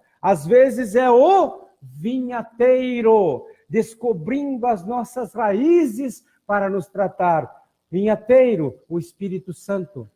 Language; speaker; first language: Portuguese; native; Portuguese